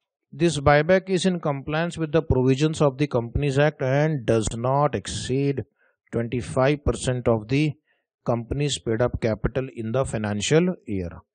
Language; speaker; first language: English; non-native, local second language; Hindi